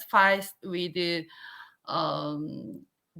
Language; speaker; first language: English; non-native, learner; Korean